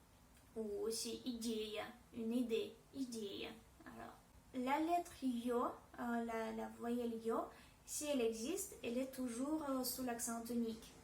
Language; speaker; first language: French; non-native, fluent; Russian